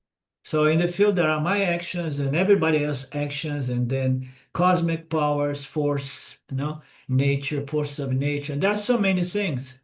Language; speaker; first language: English; non-native, fluent; Portuguese